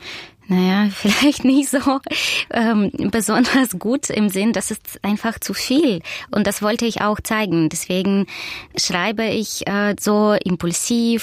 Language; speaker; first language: German; non-native, fluent; Russian